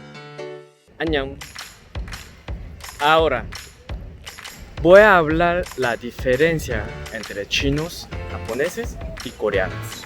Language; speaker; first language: Spanish; non-native, learner; Korean